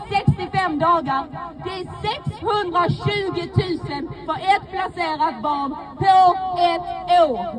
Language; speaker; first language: Swedish; non-native, fluent; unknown